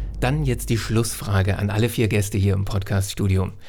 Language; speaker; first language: German; native; German